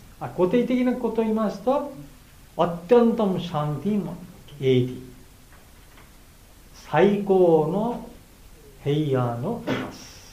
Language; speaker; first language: Japanese; non-native, learner; Bangla